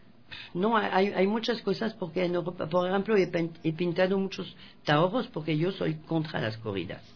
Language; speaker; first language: Spanish; non-native, fluent; French